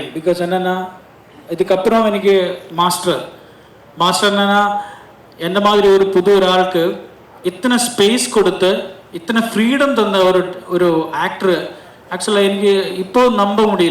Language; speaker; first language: Tamil; non-native, learner; Malayalam